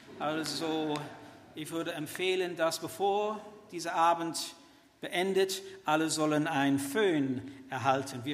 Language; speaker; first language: German; non-native, fluent; English